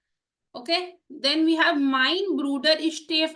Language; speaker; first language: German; non-native, learner; Hindi